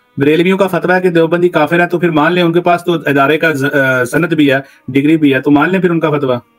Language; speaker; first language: Urdu; native; Urdu